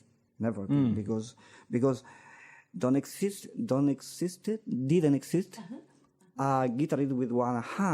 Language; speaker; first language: English; non-native, learner; Spanish